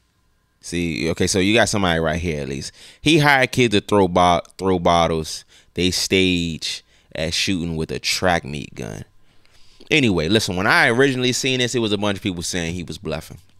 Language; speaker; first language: English; native; English